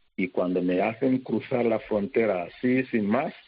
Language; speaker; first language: Spanish; non-native, fluent; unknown